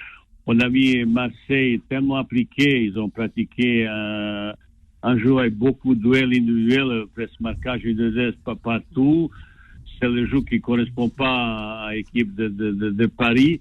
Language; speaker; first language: French; non-native, fluent; Bosnian